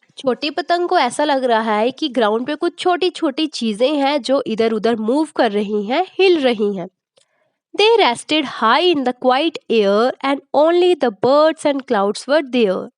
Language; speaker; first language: Hindi; native; Hindi